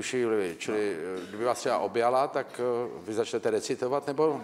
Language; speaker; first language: Czech; native; Czech